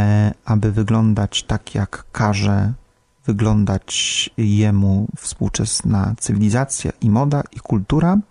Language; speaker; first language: Polish; native; Polish